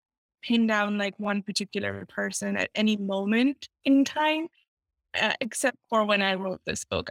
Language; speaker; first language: English; non-native, local second language; Urdu